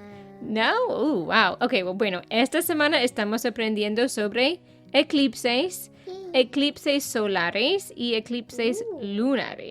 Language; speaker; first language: Spanish; non-native, fluent; English